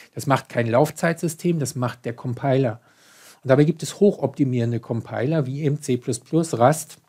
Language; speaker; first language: German; native; German